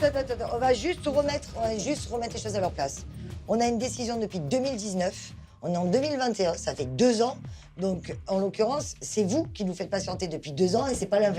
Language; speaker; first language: French; native; French